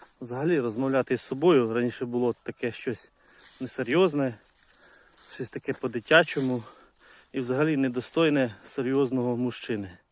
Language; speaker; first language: Ukrainian; native; Ukrainian